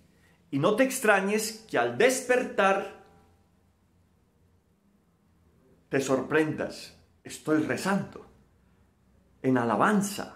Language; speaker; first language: Spanish; native; Spanish